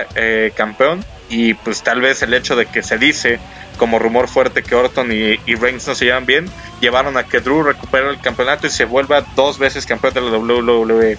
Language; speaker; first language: Spanish; native; Spanish